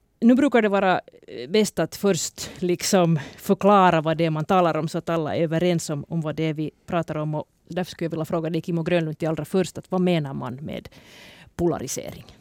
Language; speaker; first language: Swedish; native; Swedish